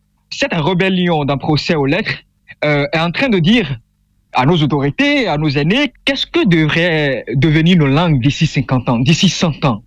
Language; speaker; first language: French; non-native, local second language; Fon